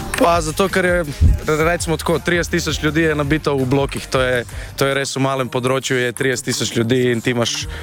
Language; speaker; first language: Slovenian; native; Slovenian